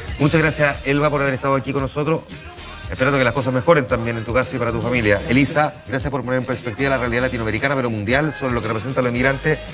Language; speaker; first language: Spanish; native; Spanish